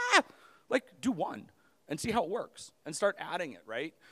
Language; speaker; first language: English; native; English